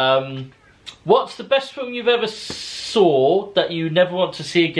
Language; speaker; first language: English; native; English